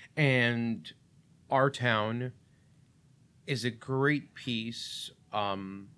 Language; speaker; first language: English; early bilingual, other home language; Russian